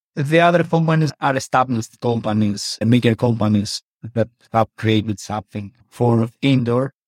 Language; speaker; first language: English; non-native, learner; Greek